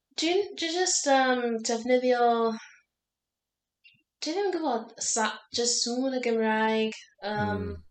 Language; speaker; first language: Welsh; non-native, learner; English